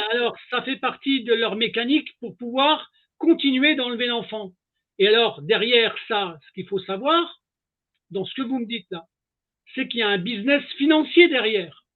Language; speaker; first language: French; native; French